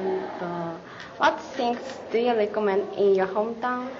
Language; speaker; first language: English; non-native, learner; Japanese